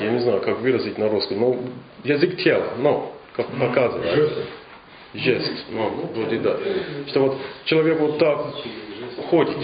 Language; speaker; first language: Russian; non-native, fluent; English